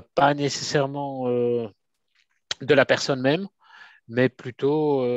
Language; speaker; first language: French; native; French